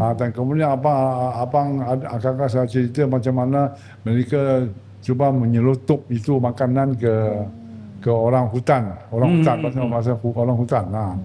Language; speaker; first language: Malay; non-native, local second language; Chinese